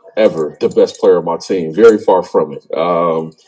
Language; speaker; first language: English; native; English